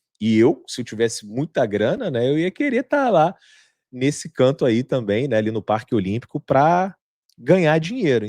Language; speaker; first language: Portuguese; native; Portuguese